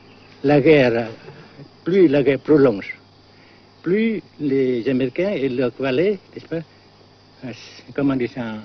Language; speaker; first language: French; non-native, local second language; Vietnamese